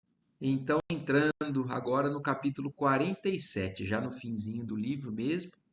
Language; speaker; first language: Portuguese; native; Portuguese